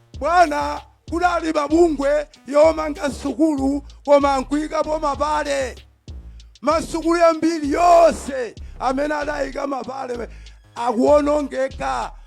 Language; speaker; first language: Nyanja; native; Nyanja